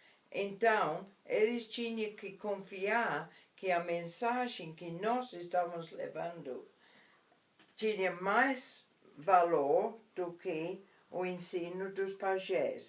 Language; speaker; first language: Portuguese; non-native, fluent; English